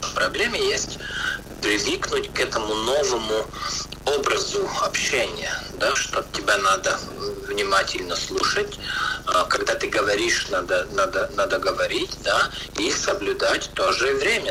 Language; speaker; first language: Russian; non-native, local second language; Latvian